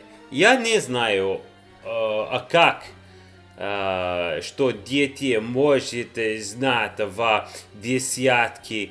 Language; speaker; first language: Russian; non-native, learner; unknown